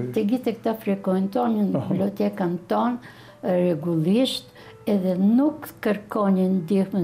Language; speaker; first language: Albanian; early bilingual, other home language; Bulgarian